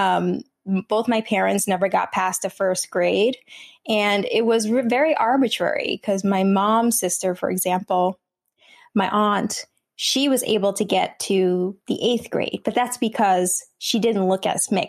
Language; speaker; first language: English; early bilingual, other home language; Vietnamese